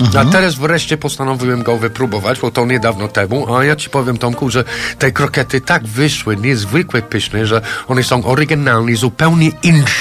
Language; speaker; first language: Polish; non-native, fluent; English